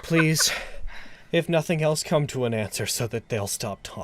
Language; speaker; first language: English; native; English